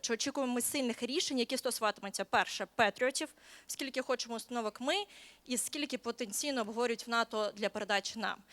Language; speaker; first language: Ukrainian; native; Ukrainian